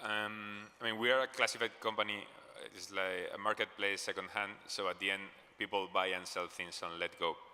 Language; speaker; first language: English; non-native, fluent; Spanish